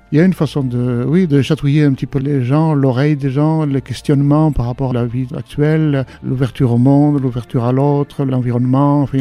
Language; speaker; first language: French; non-native, local second language; Basque